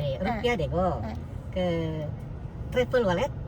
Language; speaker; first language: Korean; non-native, learner; Indonesian